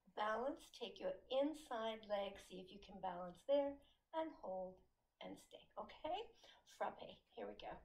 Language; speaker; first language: English; native; English